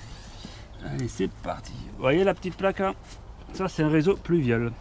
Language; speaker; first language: French; native; French